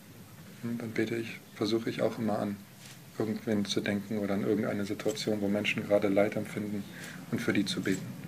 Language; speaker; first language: German; native; German